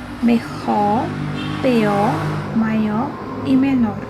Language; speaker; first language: Spanish; non-native, fluent; Portuguese